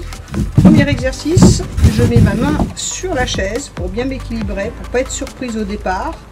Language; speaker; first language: French; native; French